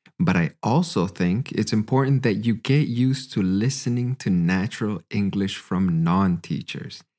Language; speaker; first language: English; native; English